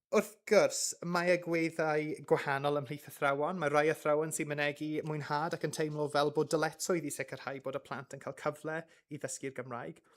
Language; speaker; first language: Welsh; non-native, local second language; English